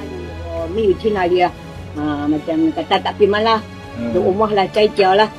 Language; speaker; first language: Malay; non-native, local second language; Min Nan Chinese